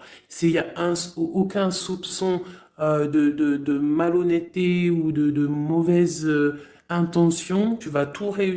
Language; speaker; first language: French; native; French